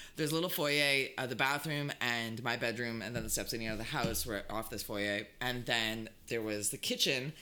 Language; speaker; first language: English; native; English